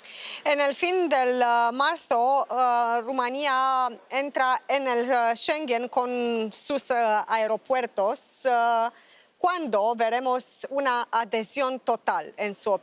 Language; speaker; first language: Spanish; non-native, learner; Romanian